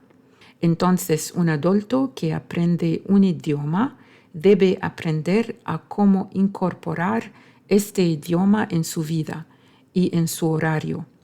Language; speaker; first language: Spanish; non-native, fluent; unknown